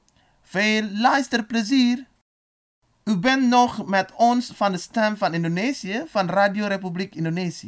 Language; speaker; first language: Dutch; non-native, learner; Indonesian